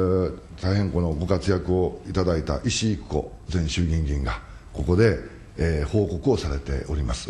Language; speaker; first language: Japanese; native; Japanese